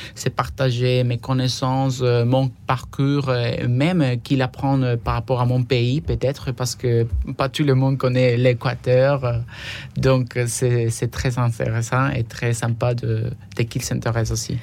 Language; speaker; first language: French; non-native, fluent; Spanish